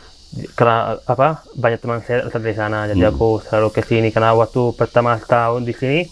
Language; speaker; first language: Indonesian; non-native, fluent; Italian